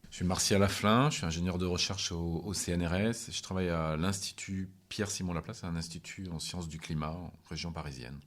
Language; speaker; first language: French; native; French